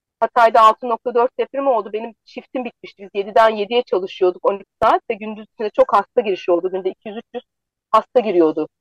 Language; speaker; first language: Turkish; native; Turkish